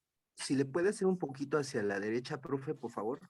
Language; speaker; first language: Spanish; native; Spanish